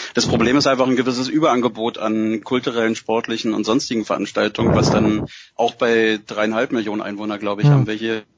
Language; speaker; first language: German; native; German